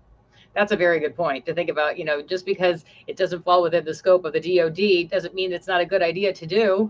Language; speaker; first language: English; native; English